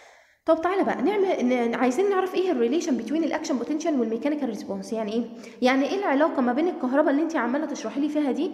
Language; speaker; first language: Arabic; native; Arabic